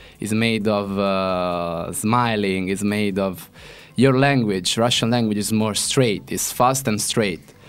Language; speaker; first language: English; non-native, fluent; Italian